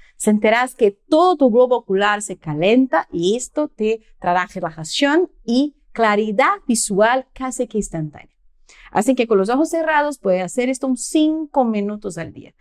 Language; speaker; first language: Spanish; non-native, fluent; Portuguese